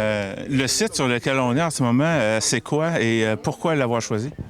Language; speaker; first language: French; native; French